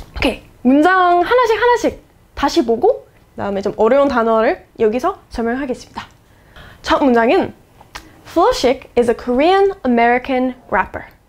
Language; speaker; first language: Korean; non-native, fluent; English